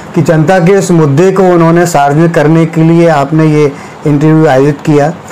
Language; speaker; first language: Hindi; native; Hindi